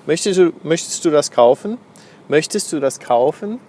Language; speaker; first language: German; non-native, fluent; English